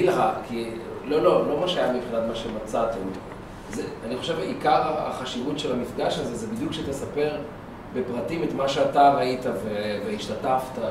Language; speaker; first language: Hebrew; native; Hebrew